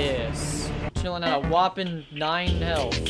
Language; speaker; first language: English; native; English